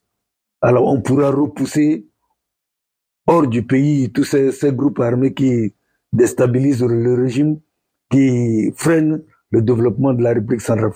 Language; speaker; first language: French; non-native, local second language; Sango